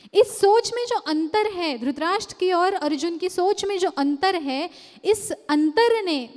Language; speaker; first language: Hindi; non-native, local second language; Marathi